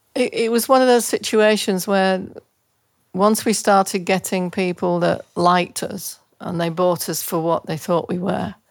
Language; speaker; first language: English; native; English